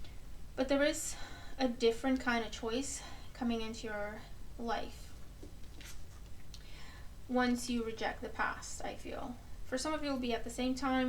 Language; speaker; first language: English; native; English